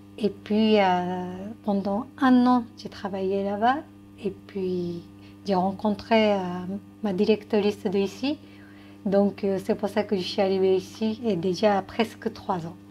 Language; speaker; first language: French; non-native, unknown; Japanese